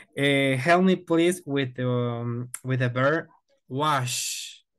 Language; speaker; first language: English; non-native, fluent; Spanish